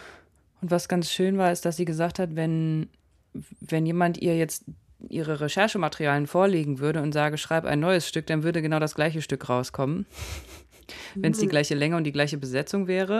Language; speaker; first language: German; native; German